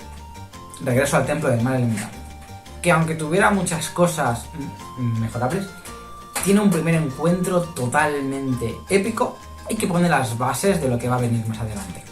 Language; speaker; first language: Spanish; native; Spanish